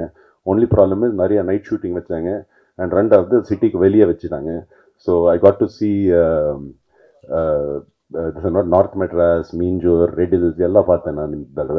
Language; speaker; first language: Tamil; non-native, fluent; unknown